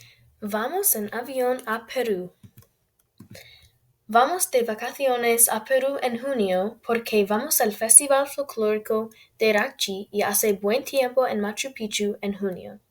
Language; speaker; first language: Spanish; non-native, learner; English